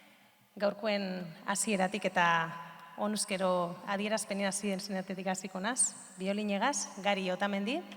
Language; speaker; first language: Basque; native; Basque